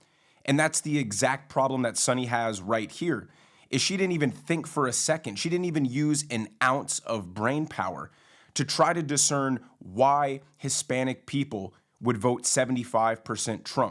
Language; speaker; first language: English; native; English